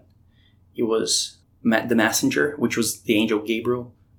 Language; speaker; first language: English; non-native, fluent; Portuguese